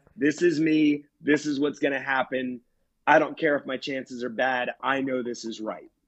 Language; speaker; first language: English; native; English